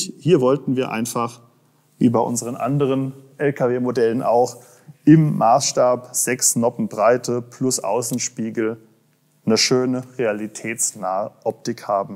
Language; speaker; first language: German; native; German